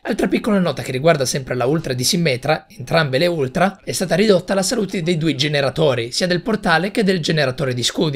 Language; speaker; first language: Italian; native; Italian